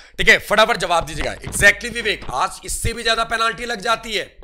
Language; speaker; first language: Hindi; native; Hindi